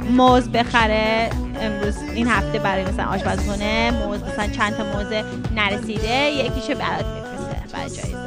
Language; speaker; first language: Persian; early bilingual, heritage; Persian